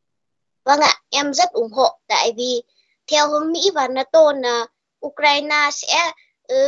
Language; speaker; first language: Vietnamese; early bilingual, heritage; Vietnamese